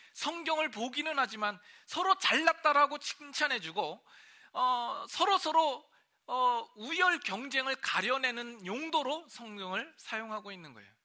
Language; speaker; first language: Korean; native; Korean